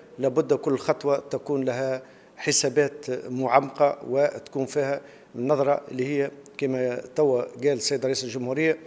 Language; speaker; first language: Arabic; native; Arabic